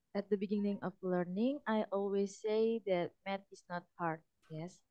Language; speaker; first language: English; non-native, learner; Indonesian